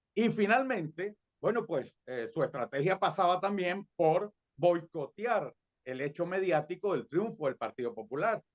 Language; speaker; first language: Spanish; native; Spanish